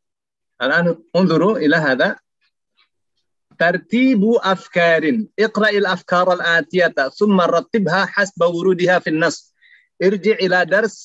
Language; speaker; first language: Arabic; non-native, fluent; Indonesian